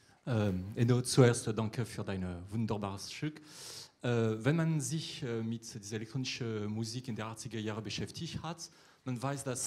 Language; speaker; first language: German; non-native, fluent; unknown